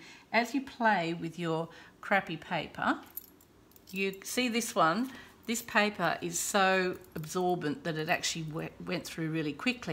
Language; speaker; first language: English; native; English